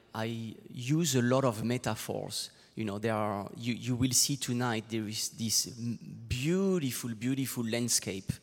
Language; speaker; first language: English; non-native, fluent; French